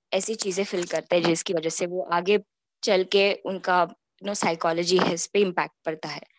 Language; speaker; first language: Hindi; non-native, local second language; Telugu